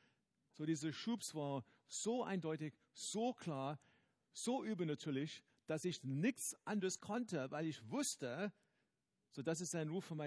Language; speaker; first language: German; non-native, fluent; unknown